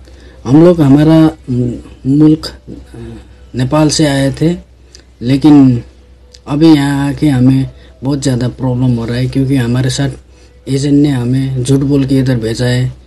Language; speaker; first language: Hindi; non-native, learner; Nepali